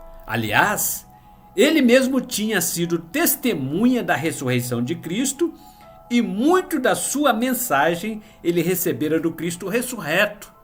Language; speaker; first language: Portuguese; native; Portuguese